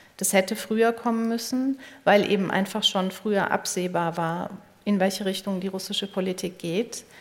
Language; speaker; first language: German; native; German